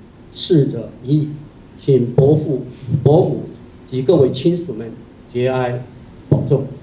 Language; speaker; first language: Chinese; native; Chinese